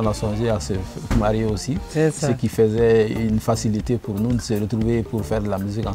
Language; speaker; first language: French; non-native, local second language; Bambara